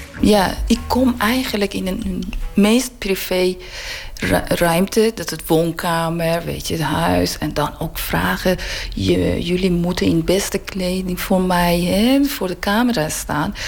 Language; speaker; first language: Dutch; non-native, learner; Persian